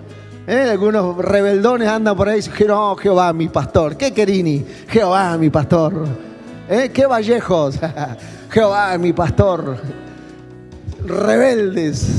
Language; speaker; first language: Spanish; native; Spanish